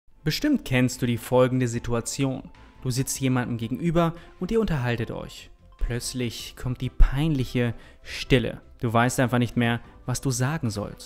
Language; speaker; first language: German; native; German